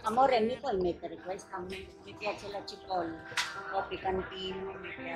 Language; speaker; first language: Italian; non-native, fluent; Filipino